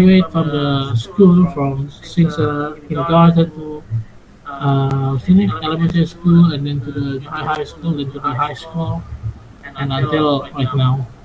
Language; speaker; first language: English; non-native, fluent; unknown